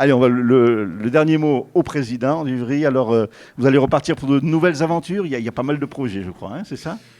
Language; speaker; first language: French; native; French